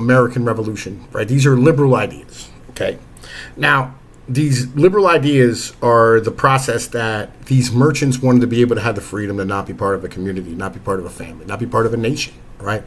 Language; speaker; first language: English; native; English